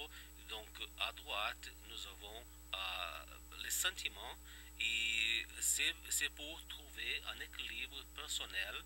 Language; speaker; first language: French; non-native, fluent; Portuguese